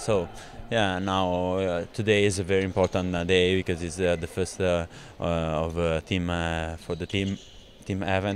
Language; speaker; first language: English; non-native, learner; Italian